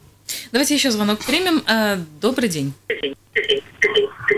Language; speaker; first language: Russian; native; Russian